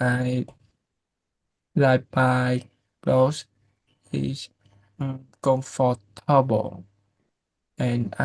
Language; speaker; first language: English; non-native, learner; Vietnamese